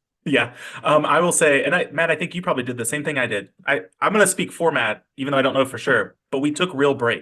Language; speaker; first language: English; native; English